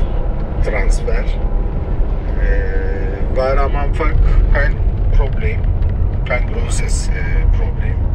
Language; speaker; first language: German; non-native, fluent; Turkish